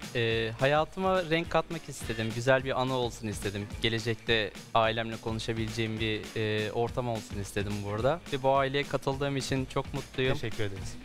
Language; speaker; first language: Turkish; native; Turkish